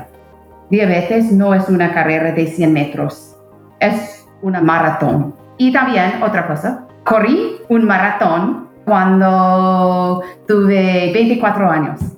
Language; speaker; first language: Spanish; non-native, fluent; English